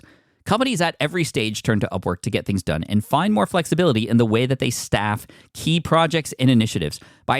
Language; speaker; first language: English; native; English